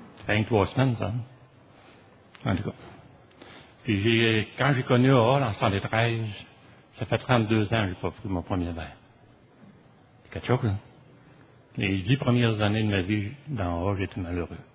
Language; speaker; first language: French; native; French